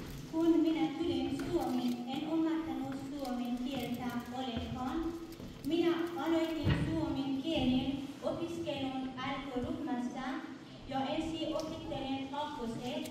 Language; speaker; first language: Finnish; non-native, fluent; Persian